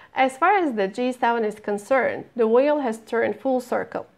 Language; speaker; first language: English; non-native, fluent; Turkish